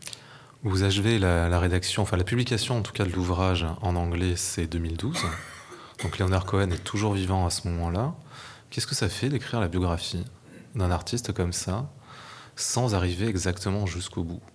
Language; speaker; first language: French; native; French